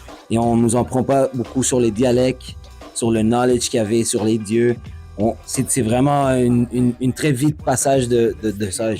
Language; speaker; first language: French; non-native, fluent; Spanish